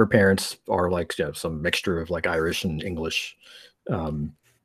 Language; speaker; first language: English; early bilingual, other home language; Spanish